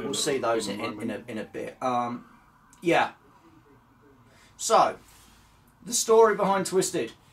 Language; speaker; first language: English; native; English